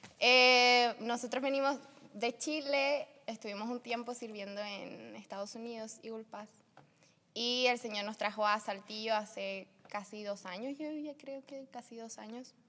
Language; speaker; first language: Spanish; native; Spanish